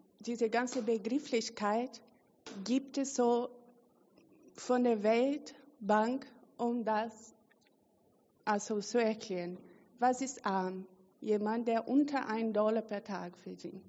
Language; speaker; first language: German; non-native, fluent; Portuguese